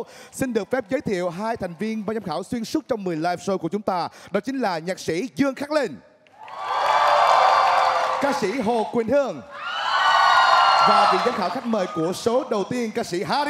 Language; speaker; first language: Vietnamese; native; Vietnamese